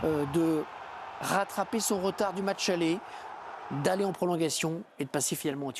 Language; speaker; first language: French; native; French